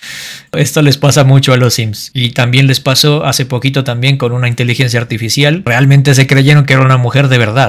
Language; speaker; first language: Spanish; native; Spanish